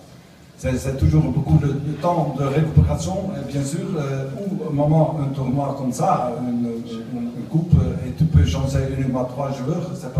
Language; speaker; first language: French; non-native, learner; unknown